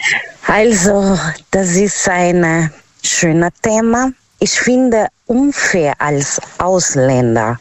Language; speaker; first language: German; non-native, learner; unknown